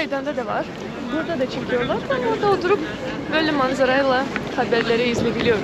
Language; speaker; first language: Turkish; non-native, fluent; Russian